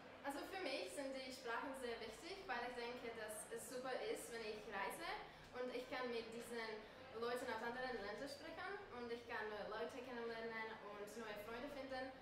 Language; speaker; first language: German; non-native, learner; Slovak